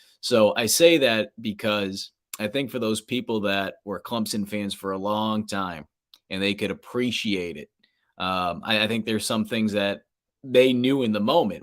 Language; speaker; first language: English; native; English